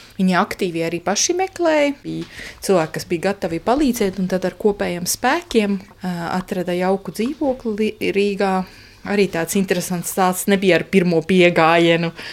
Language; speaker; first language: Latvian; non-native, fluent; Estonian